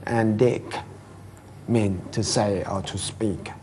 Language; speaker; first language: English; non-native, fluent; Thai